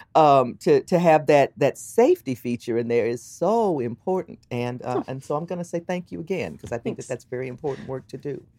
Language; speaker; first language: English; native; English